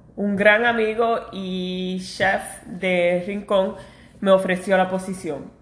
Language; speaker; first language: Spanish; early bilingual, heritage; Spanish